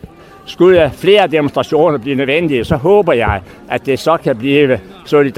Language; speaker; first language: Danish; native; Danish